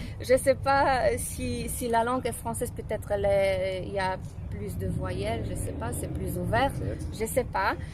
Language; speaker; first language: French; non-native, fluent; Polish